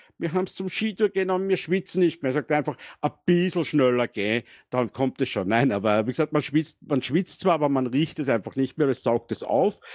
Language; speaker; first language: German; native; German